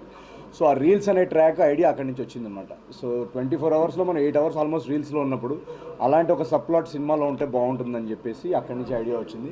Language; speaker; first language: Telugu; native; Telugu